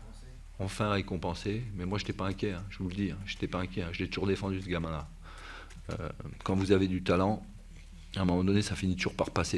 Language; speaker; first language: French; native; French